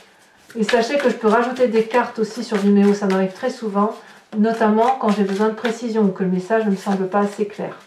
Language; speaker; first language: French; native; French